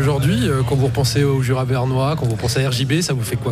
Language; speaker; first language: French; native; French